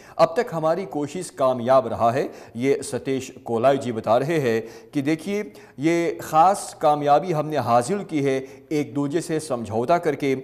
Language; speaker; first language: Hindi; early bilingual, heritage; Hindi